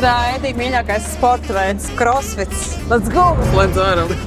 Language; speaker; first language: Latvian; native; Latvian